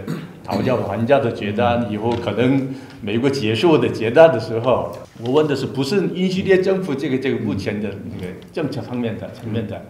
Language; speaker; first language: Chinese; non-native, fluent; Korean